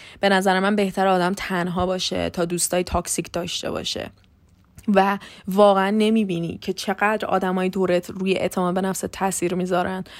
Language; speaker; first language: Persian; early bilingual, heritage; Persian